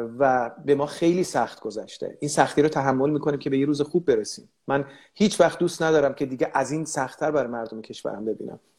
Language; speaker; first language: Persian; native; Persian